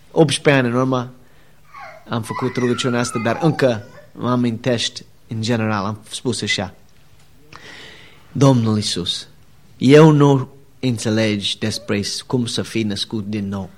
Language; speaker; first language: Romanian; non-native, learner; English